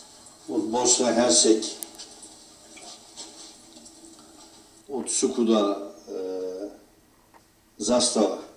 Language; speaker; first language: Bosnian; early bilingual, heritage; Turkish